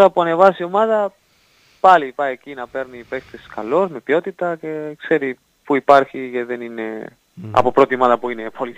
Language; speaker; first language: Greek; non-native, learner; Spanish